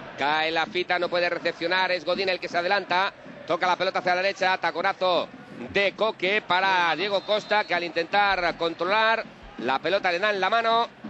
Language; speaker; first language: Spanish; native; Spanish